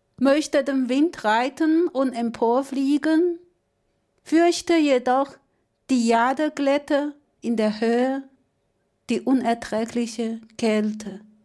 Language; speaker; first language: German; non-native, fluent; Chinese